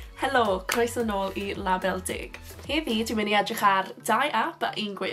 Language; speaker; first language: Welsh; non-native, local second language; English